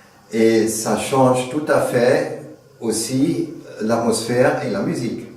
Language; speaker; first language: French; non-native, fluent; German